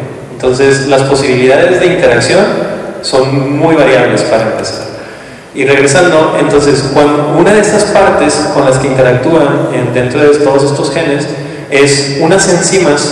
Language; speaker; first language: Spanish; native; Spanish